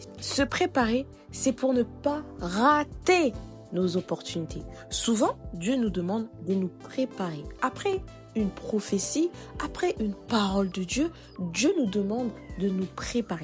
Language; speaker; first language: French; native; French